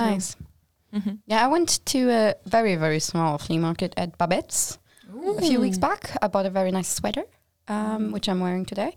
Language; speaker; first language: English; non-native, fluent; German